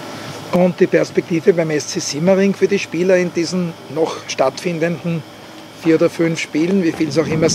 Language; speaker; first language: German; native; German